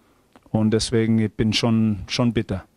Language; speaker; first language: German; non-native, fluent; English